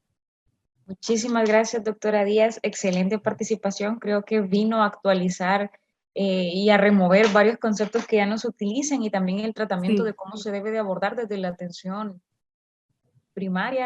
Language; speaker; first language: Spanish; native; Spanish